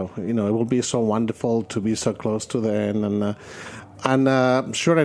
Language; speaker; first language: English; non-native, fluent; Spanish